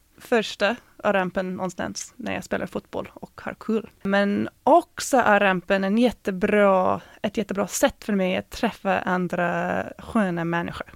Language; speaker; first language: Swedish; non-native, fluent; English